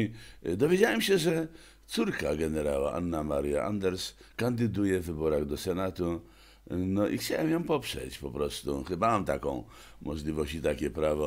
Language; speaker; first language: Polish; native; Polish